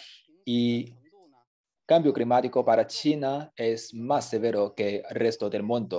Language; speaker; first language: Spanish; non-native, fluent; Chinese